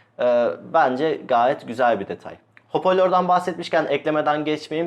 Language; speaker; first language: Turkish; native; Turkish